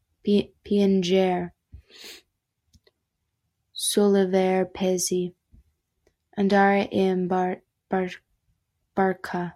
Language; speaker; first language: Italian; non-native, learner; Spanish